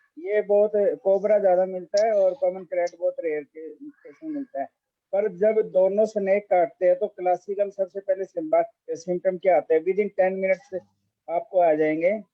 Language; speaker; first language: Hindi; native; Hindi